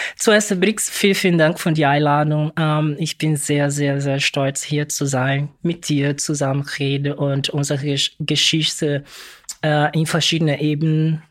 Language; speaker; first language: German; non-native, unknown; Portuguese